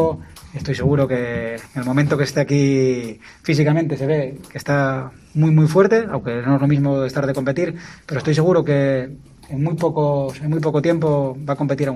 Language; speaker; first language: Spanish; native; Spanish